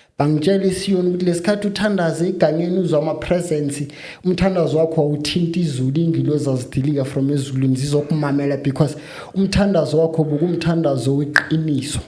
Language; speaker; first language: Zulu; native; Zulu